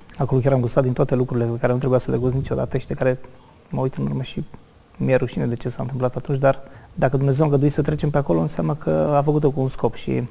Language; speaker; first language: Romanian; native; Romanian